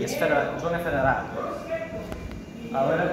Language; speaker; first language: Spanish; non-native, learner; English